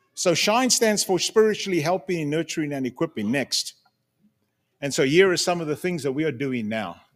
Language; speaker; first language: English; native; English